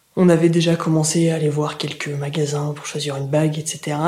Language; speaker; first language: French; native; French